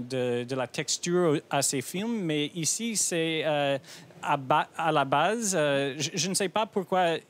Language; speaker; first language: French; non-native, fluent; English